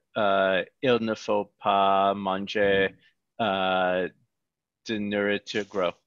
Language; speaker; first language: French; non-native, learner; English